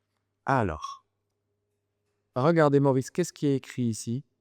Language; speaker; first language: French; native; French